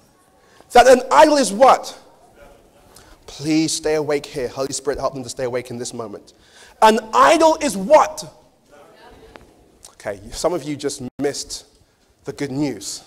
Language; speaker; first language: English; native; English